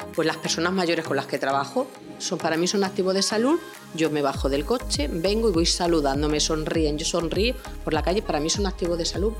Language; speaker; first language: Spanish; native; Spanish